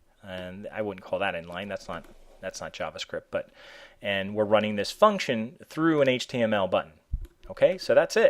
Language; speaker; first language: English; native; English